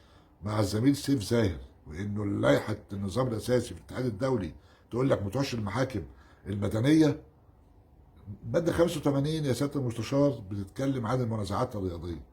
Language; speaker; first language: Arabic; native; Arabic